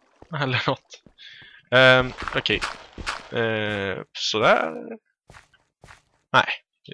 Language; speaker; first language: Swedish; native; Swedish